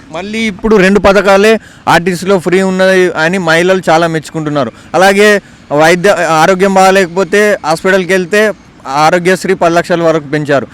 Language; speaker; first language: Telugu; native; Telugu